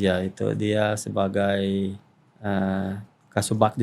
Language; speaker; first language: Indonesian; non-native, fluent; Portuguese